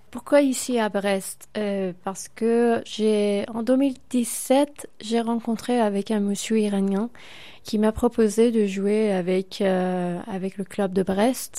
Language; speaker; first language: French; non-native, fluent; Persian